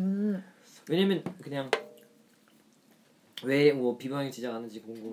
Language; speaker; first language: Korean; non-native, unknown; German